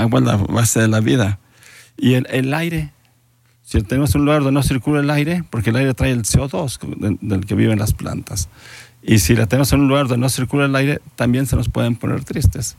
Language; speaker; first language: Spanish; native; Spanish